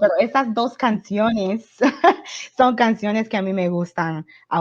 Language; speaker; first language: Spanish; non-native, fluent; English